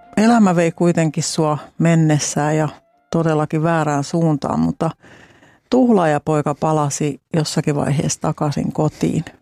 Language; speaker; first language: Finnish; native; Finnish